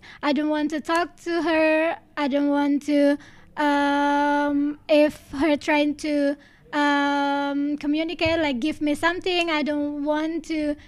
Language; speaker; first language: English; non-native, learner; Indonesian